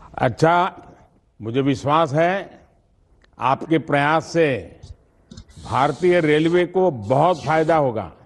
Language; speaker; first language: Hindi; non-native, local second language; Gujarati